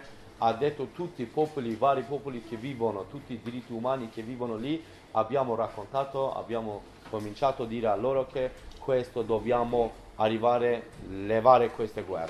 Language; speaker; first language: Italian; non-native, learner; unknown